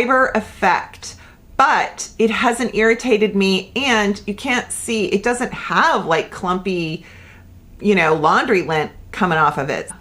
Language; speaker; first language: English; native; English